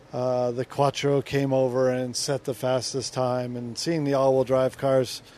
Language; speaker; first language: English; native; English